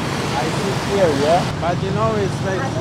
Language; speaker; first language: English; non-native, learner; Russian